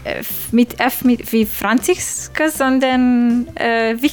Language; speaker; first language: German; non-native, fluent; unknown